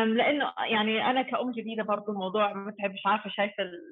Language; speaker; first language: Arabic; non-native, fluent; English